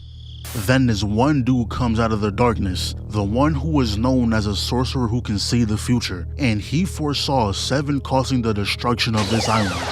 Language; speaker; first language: English; native; English